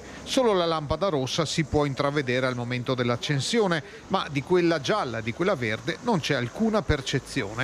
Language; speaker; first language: Italian; native; Italian